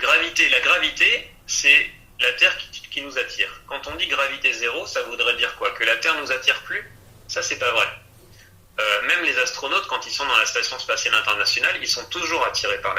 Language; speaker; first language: French; native; French